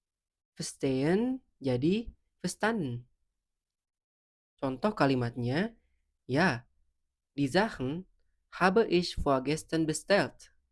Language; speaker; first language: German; non-native, fluent; Indonesian